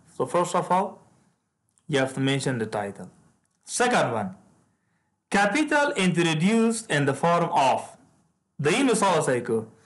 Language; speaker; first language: English; non-native, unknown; Persian